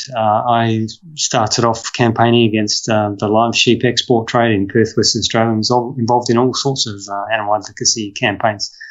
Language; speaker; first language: English; native; English